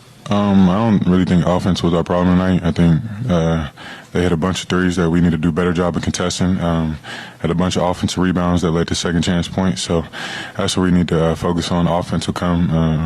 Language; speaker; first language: English; native; English